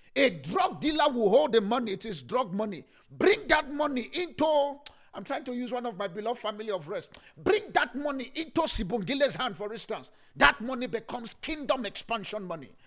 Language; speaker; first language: English; non-native, local second language; Yoruba